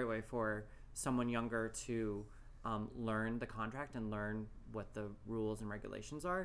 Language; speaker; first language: English; native; English